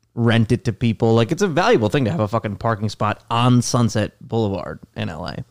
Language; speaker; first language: English; native; English